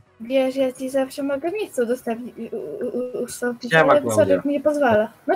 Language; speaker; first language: Polish; native; Polish